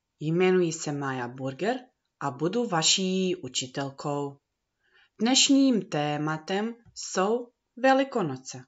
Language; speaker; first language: Czech; early bilingual, heritage; Czech